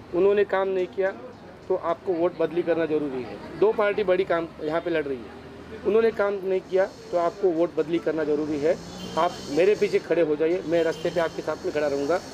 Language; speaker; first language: Hindi; non-native, local second language; Marathi